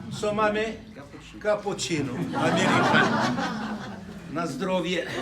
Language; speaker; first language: Polish; non-native, learner; Arabic